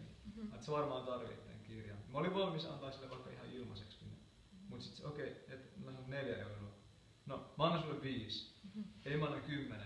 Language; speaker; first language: Finnish; native; Finnish